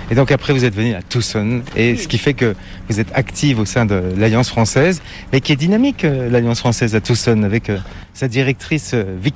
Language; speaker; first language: French; native; French